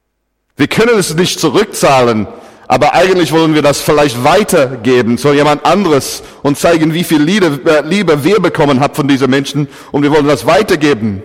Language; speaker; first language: German; non-native, fluent; English